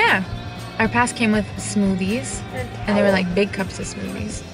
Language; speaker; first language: English; native; English